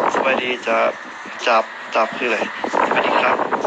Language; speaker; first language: Thai; native; Thai